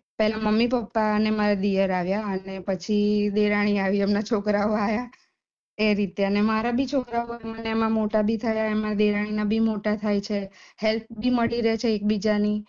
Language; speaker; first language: Gujarati; native; Gujarati